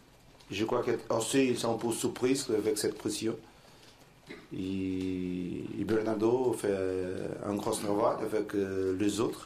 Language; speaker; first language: French; non-native, learner; Portuguese